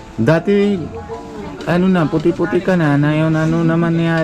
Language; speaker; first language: Filipino; non-native, learner; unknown